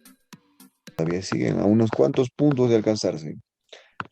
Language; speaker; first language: Spanish; native; Spanish